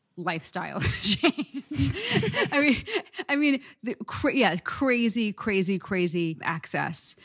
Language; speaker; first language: English; native; English